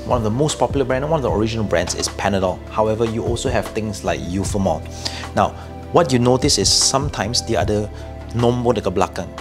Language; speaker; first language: English; non-native, local second language; Malay